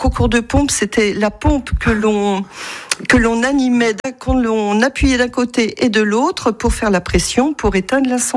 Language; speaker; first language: French; native; French